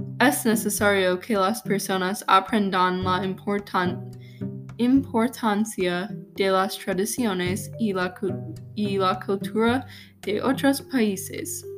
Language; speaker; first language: Spanish; non-native, learner; English